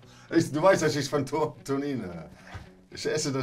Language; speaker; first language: German; non-native, learner; Dutch